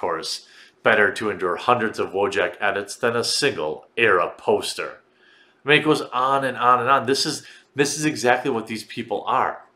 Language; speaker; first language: English; native; English